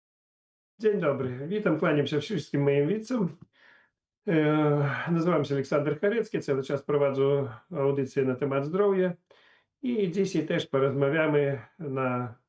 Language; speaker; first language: Polish; non-native, learner; Russian